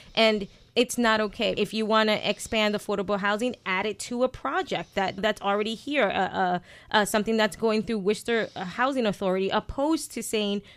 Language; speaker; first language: English; native; English